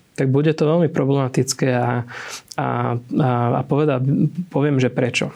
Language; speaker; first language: Slovak; non-native, local second language; Hungarian